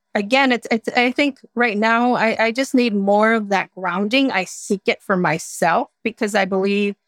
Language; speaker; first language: English; native; English